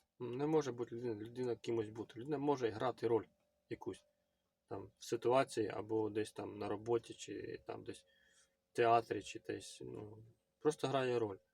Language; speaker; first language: Ukrainian; native; Ukrainian